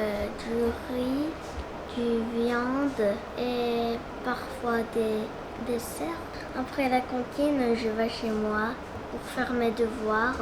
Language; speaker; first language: French; non-native, learner; Korean